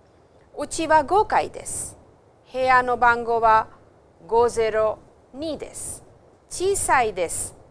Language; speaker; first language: Japanese; non-native, fluent; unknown